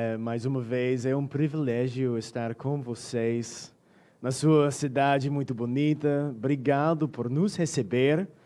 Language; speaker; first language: Portuguese; non-native, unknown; English